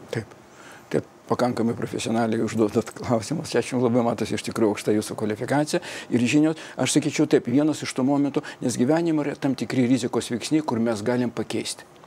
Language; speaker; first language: Lithuanian; non-native, fluent; Russian